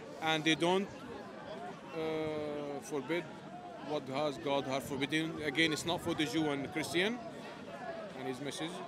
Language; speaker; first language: English; non-native, fluent; Arabic